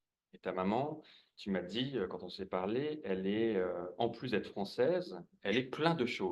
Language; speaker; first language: French; native; French